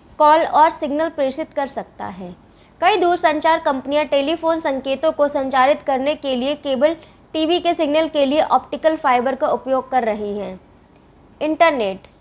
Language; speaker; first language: Hindi; native; Hindi